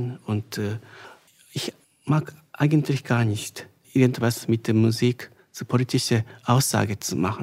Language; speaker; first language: German; non-native, fluent; Japanese